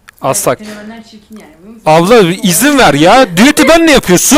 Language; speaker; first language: Turkish; native; Turkish